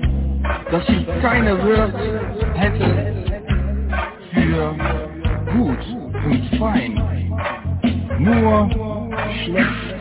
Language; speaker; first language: German; non-native, learner; Dutch